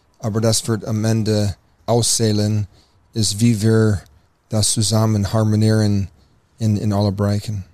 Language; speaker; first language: German; non-native, fluent; English